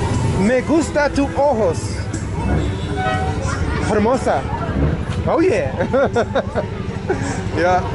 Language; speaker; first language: Spanish; non-native, learner; English